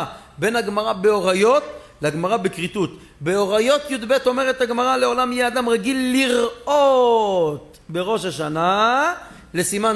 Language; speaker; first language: Hebrew; native; Hebrew